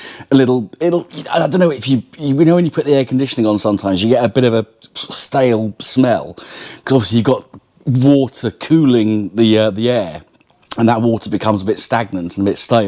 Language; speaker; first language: English; native; English